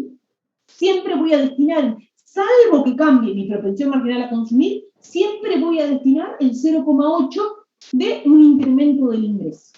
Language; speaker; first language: Spanish; native; Spanish